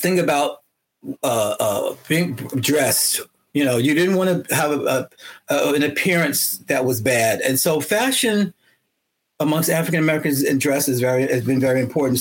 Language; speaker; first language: English; native; English